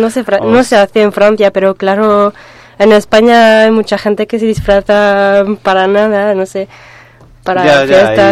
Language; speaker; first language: Spanish; non-native, fluent; French